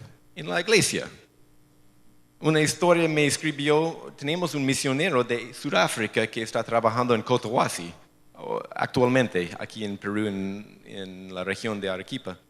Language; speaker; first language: Spanish; non-native, fluent; English